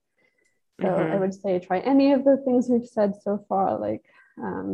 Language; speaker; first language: English; native; English